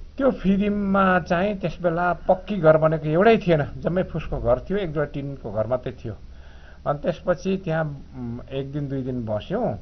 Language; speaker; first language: Nepali; non-native, local second language; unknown